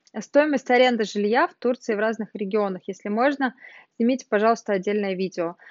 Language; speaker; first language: Russian; native; Russian